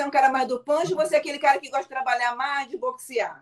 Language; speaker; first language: Portuguese; native; Portuguese